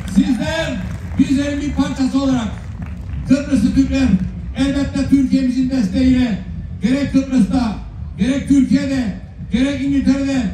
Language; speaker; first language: Turkish; native; Turkish